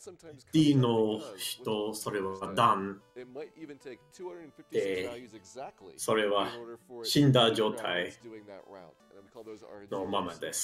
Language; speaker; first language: Japanese; non-native, learner; English